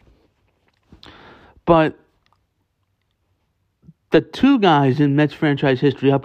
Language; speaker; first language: English; native; English